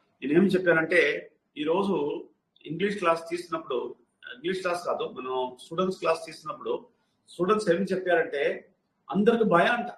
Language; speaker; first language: Telugu; non-native, local second language; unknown